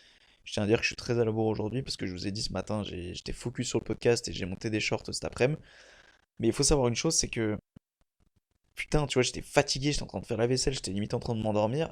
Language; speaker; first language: French; native; French